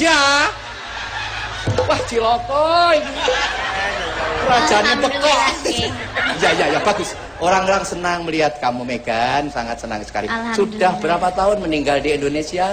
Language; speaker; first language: Indonesian; non-native, local second language; Javanese